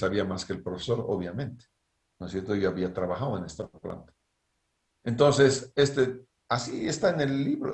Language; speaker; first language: Spanish; native; Spanish